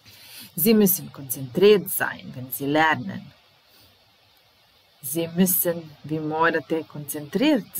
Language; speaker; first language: German; non-native, fluent; Serbian